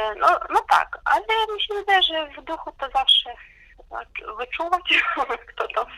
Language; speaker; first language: Polish; non-native, fluent; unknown